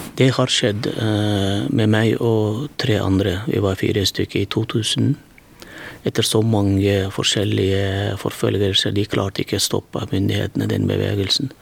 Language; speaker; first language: Norwegian; non-native, fluent; Turkmen